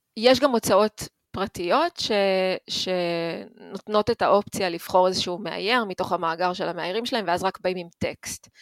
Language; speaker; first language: Hebrew; native; Hebrew